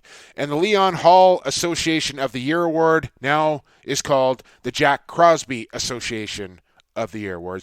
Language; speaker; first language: English; native; English